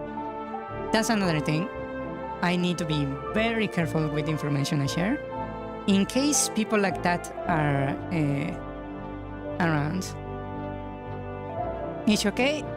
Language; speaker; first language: English; non-native, fluent; Spanish